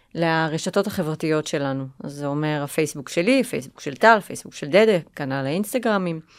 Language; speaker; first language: Hebrew; native; Hebrew